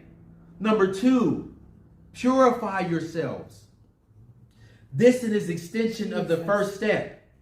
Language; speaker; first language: English; native; English